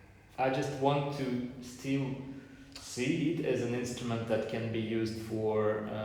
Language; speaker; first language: English; non-native, fluent; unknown